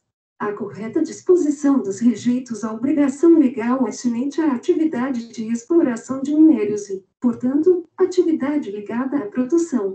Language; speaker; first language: Portuguese; native; Portuguese